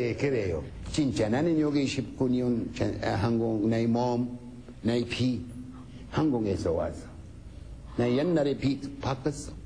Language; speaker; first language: Korean; non-native, learner; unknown